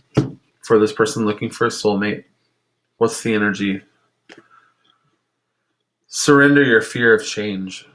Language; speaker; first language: English; native; English